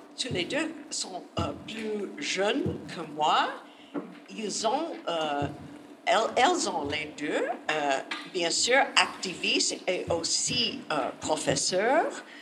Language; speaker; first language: French; non-native, learner; English